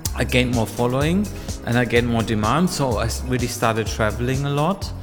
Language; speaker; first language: English; non-native, fluent; German